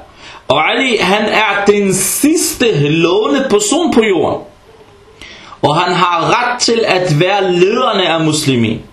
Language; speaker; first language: Danish; early bilingual, other home language; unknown